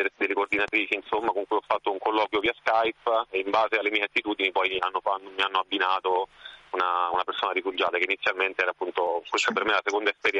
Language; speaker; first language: Italian; native; Italian